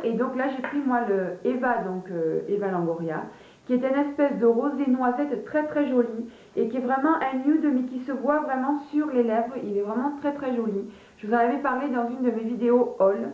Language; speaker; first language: French; native; French